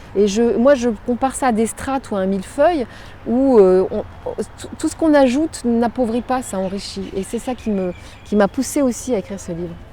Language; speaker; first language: French; native; French